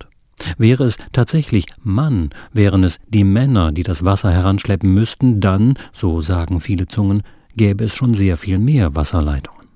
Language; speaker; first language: German; native; German